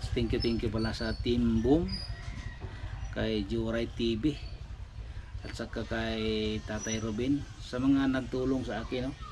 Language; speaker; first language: Filipino; non-native, local second language; Cebuano